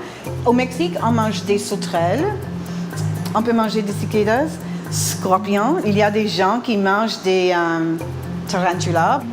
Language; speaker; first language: French; non-native, fluent; English